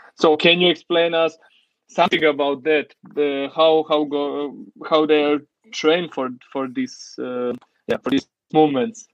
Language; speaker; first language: English; non-native, learner; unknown